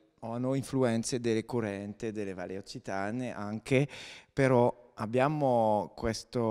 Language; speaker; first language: Italian; non-native, learner; French